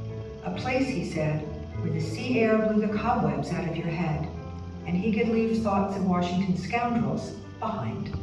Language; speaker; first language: English; native; English